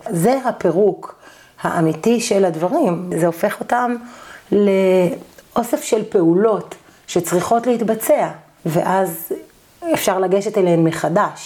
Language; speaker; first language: Hebrew; native; Hebrew